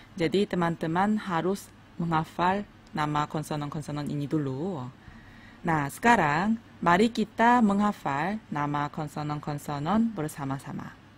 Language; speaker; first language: Indonesian; non-native, fluent; Korean